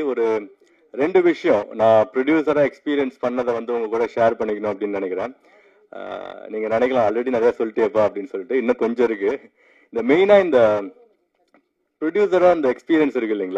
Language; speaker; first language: Tamil; native; Tamil